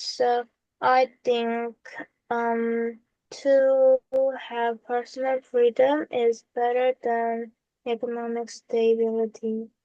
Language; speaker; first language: English; non-native, learner; Korean